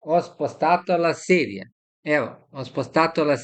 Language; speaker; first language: Italian; non-native, fluent; Serbian